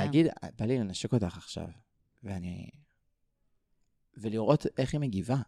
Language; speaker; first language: Hebrew; native; Hebrew